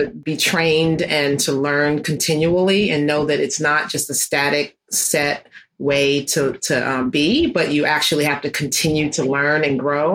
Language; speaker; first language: English; native; English